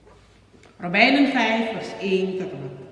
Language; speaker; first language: Dutch; non-native, learner; Indonesian